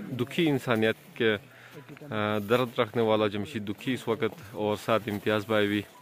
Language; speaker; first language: Urdu; non-native, local second language; Shina